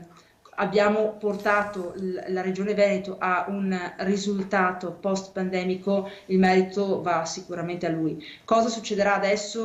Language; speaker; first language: Italian; native; Italian